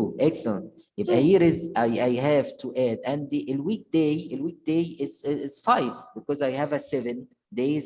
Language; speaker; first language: English; non-native, fluent; Arabic